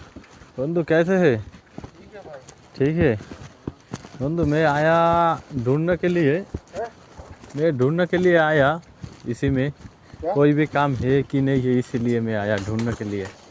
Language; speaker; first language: Hindi; non-native, learner; Bangla